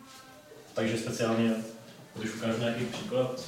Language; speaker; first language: Czech; native; Czech